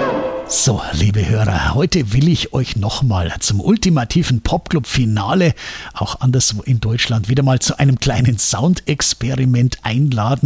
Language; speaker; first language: German; native; German